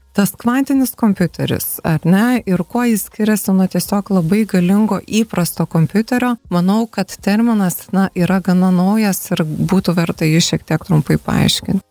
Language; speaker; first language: Lithuanian; native; Lithuanian